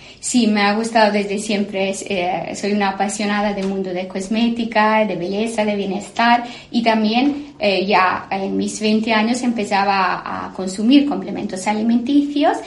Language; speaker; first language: Spanish; non-native, fluent; Serbian